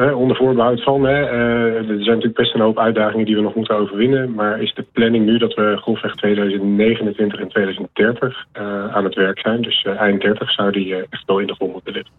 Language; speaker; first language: Dutch; native; Dutch